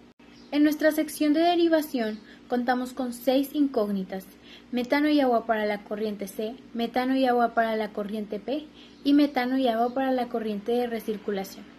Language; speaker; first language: Spanish; native; Spanish